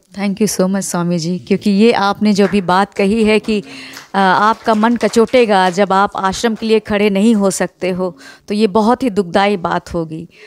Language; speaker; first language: Hindi; non-native, local second language; Marathi